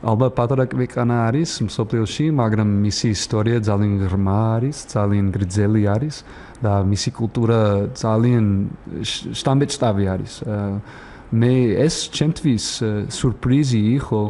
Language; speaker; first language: Georgian; non-native, learner; English